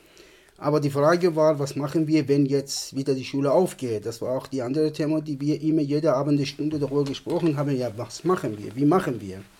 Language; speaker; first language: German; non-native, fluent; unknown